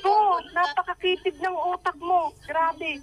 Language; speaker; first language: Filipino; native; Filipino